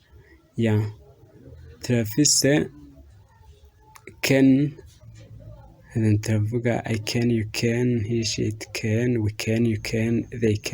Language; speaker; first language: English; non-native, fluent; Rundi